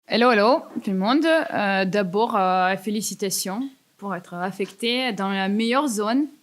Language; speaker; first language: French; non-native, fluent; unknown